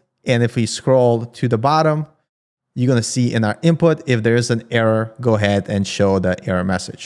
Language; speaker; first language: English; native; English